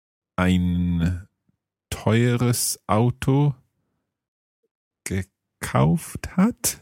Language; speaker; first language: German; non-native, fluent; English